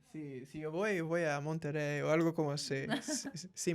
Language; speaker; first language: Spanish; early bilingual, heritage; English